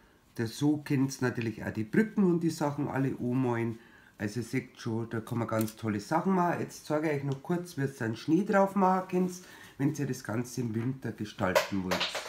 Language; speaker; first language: German; native; German